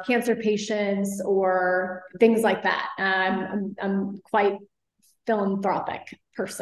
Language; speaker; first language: English; native; English